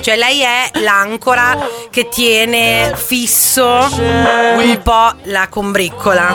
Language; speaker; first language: Italian; native; Italian